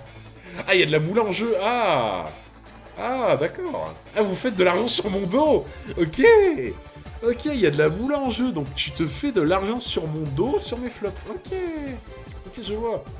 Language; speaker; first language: French; native; French